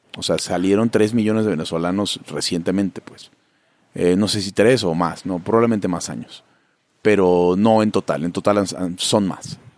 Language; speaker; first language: Spanish; native; Spanish